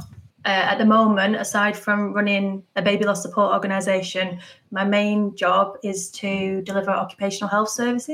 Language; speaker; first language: English; native; English